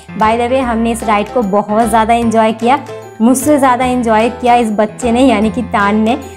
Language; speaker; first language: Hindi; non-native, local second language; Bangla